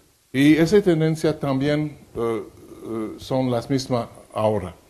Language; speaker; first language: Spanish; non-native, fluent; French